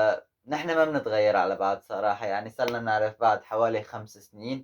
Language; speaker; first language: Arabic; native; Arabic